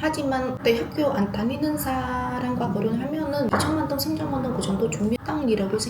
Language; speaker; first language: Korean; non-native, learner; Vietnamese